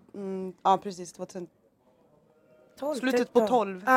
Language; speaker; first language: Swedish; native; Swedish